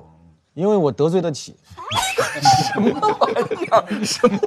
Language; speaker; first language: Chinese; native; Chinese